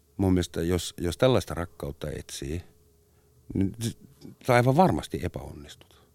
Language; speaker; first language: Finnish; non-native, fluent; German